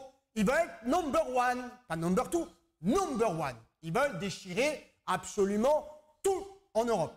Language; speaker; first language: French; native; French